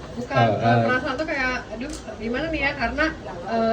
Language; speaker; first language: Indonesian; native; Indonesian